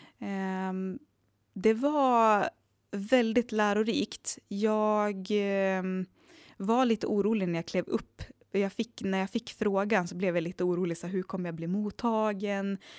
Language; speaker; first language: Swedish; native; Swedish